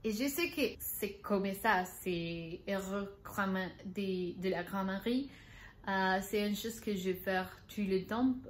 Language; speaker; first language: French; non-native, learner; Spanish